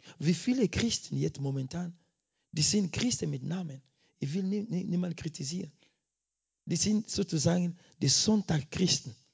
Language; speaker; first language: German; non-native, fluent; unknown